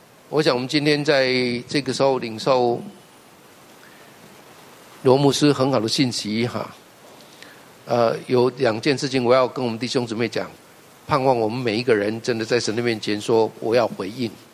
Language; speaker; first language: Chinese; native; Chinese